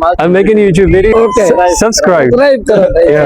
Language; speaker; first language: English; non-native, learner; Burmese